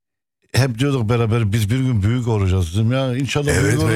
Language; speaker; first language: Turkish; early bilingual, heritage; Arabic